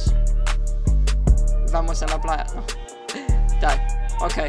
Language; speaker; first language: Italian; early bilingual, heritage; English